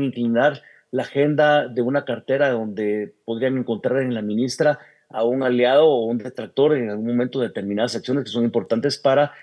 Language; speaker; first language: Spanish; native; Spanish